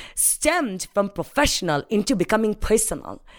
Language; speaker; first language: English; non-native, local second language; Hindi